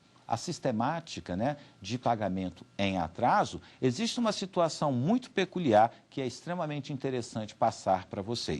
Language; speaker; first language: Portuguese; native; Portuguese